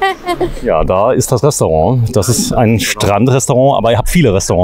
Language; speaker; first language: German; native; German